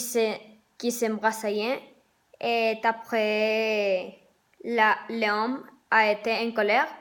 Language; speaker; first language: French; non-native, learner; Spanish